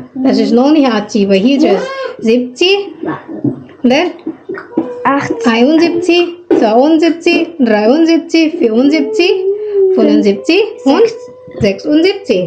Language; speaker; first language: German; non-native, learner; Indonesian